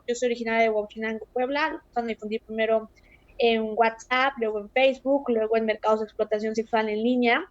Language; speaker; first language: Spanish; native; Spanish